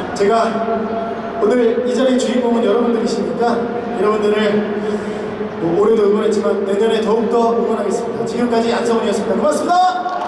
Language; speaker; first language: Korean; native; Korean